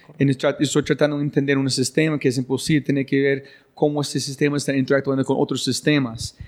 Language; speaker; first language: Spanish; non-native, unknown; English